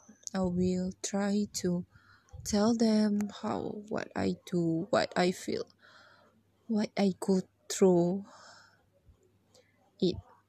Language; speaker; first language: English; non-native, learner; Malay